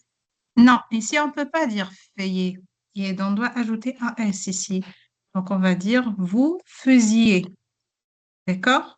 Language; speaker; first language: French; non-native, local second language; Arabic